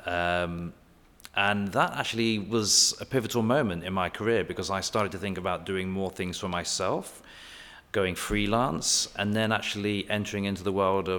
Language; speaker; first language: English; native; English